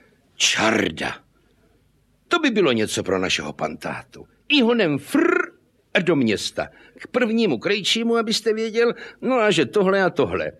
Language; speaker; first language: Czech; native; Czech